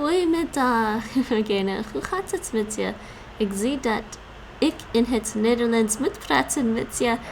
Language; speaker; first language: Dutch; non-native, learner; English